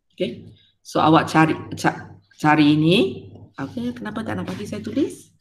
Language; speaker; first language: Malay; non-native, local second language; Chinese